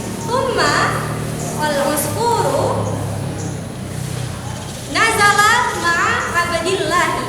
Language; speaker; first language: Arabic; non-native, fluent; Indonesian